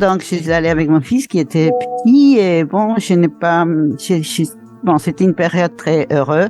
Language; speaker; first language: French; non-native, fluent; Spanish